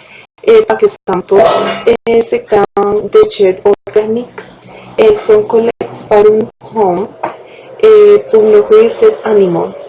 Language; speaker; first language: French; non-native, learner; Spanish